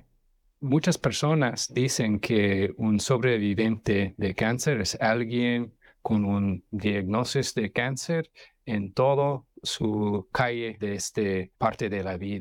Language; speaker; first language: Spanish; non-native, fluent; English